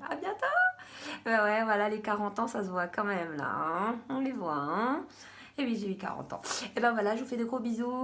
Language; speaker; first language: French; native; French